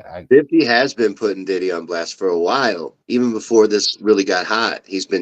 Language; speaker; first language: English; native; English